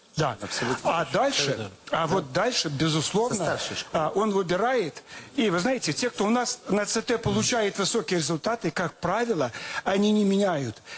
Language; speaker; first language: Russian; native; Russian